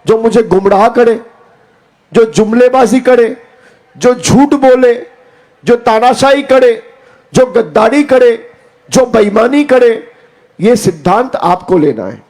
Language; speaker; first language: Hindi; non-native, local second language; Bangla